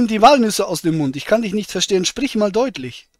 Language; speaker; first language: German; native; German